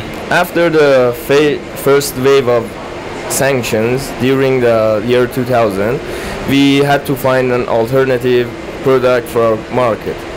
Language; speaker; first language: English; non-native, fluent; Persian